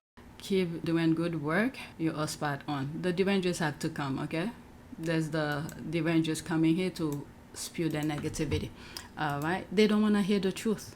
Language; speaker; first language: English; native; English